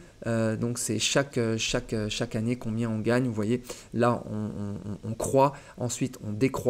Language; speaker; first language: French; native; French